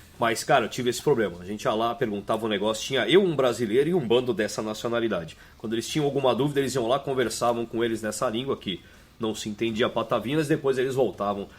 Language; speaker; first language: Portuguese; native; Portuguese